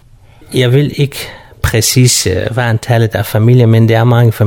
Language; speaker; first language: Danish; non-native, fluent; Kurdish